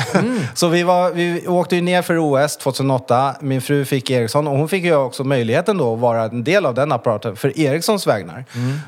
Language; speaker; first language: Swedish; early bilingual, other home language; Chinese